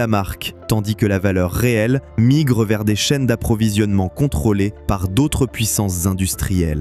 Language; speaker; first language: French; native; French